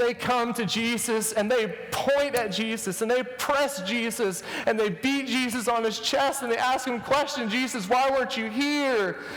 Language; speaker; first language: English; native; English